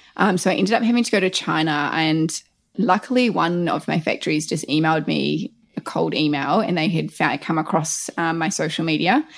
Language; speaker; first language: English; native; English